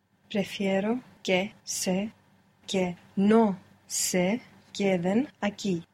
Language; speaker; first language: Spanish; non-native, learner; English